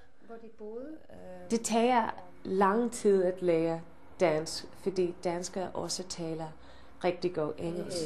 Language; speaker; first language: Danish; non-native, learner; English